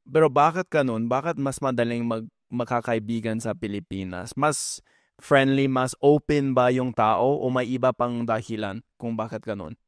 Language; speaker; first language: Filipino; non-native, fluent; English